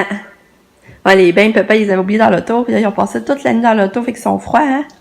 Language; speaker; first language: French; native; French